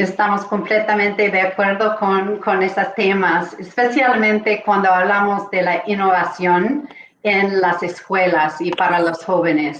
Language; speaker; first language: Spanish; non-native, fluent; English